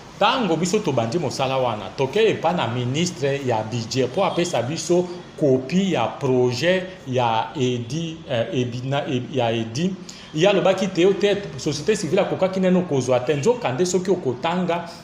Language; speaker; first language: Lingala; native; Lingala